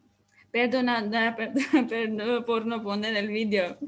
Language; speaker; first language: Spanish; non-native, fluent; Armenian